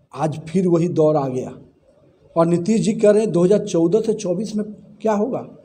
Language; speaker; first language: Hindi; native; Hindi